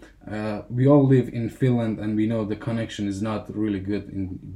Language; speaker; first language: English; non-native, fluent; Persian